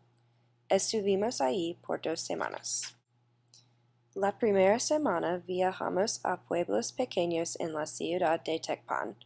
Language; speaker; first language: Spanish; non-native, learner; English